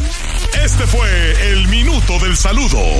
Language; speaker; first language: Spanish; native; Spanish